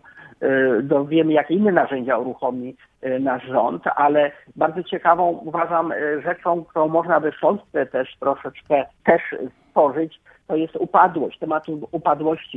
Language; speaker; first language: Polish; native; Polish